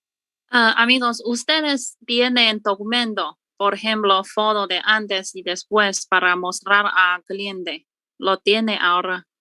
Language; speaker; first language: Spanish; non-native, learner; Chinese